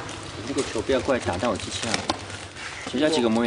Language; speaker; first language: Chinese; native; Chinese